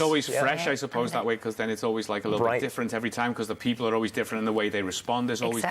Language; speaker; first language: English; native; English